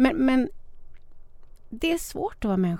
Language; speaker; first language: Swedish; native; Swedish